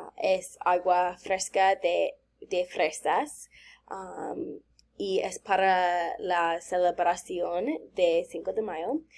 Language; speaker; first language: Spanish; non-native, learner; English